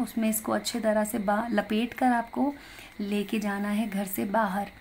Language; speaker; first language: Hindi; native; Hindi